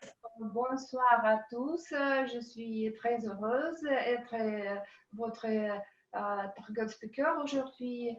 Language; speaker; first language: French; non-native, fluent; Russian